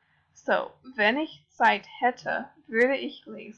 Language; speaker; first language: German; non-native, fluent; English